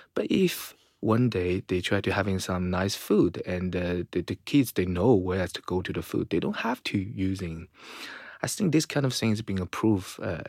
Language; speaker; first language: English; non-native, fluent; Chinese